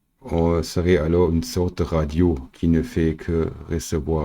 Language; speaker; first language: French; non-native, fluent; German